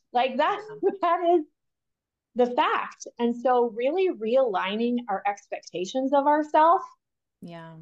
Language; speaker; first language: English; native; English